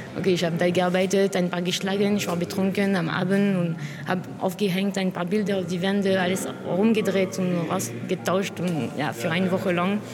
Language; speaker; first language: German; non-native, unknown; French